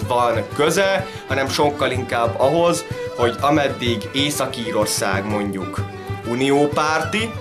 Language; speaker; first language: Hungarian; native; Hungarian